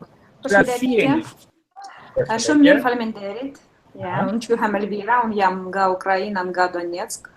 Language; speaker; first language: Albanian; non-native, learner; Russian